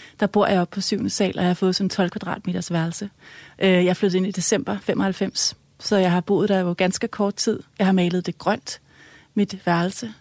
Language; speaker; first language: Danish; native; Danish